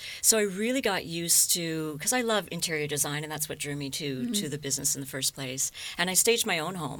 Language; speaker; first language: English; native; English